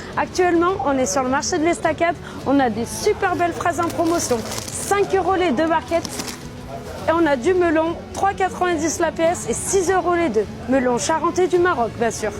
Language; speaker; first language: French; native; French